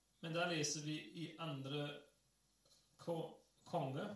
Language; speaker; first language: Norwegian; non-native, fluent; English